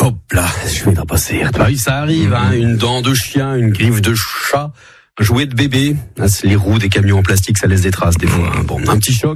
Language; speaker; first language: French; native; French